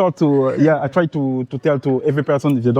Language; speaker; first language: English; non-native, learner; French